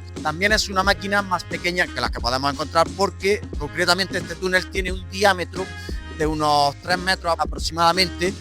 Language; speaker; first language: Spanish; native; Spanish